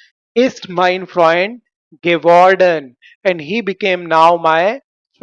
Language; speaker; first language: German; non-native, fluent; Hindi